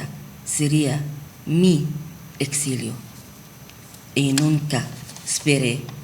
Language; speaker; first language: Spanish; non-native, fluent; Arabic